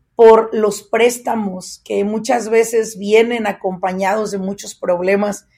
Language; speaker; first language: Spanish; native; Spanish